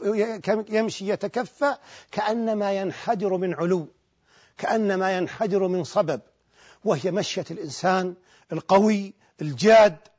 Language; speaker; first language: Arabic; native; Arabic